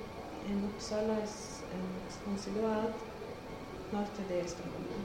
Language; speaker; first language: Spanish; non-native, learner; Swedish